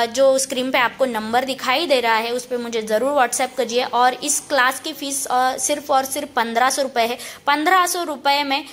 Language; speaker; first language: Hindi; non-native, local second language; Marathi